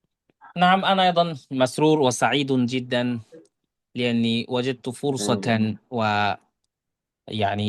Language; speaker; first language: Arabic; non-native, fluent; Bangla